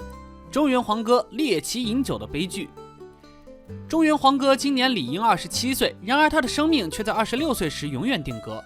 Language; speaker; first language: Chinese; native; Chinese